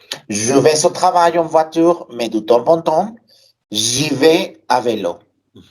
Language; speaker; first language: French; non-native, fluent; Spanish